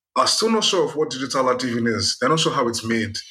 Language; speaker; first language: English; non-native, local second language; Yoruba